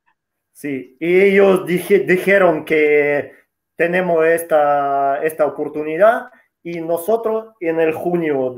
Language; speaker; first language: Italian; non-native, learner; Russian